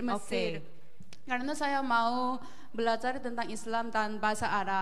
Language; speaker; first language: Indonesian; non-native, learner; Korean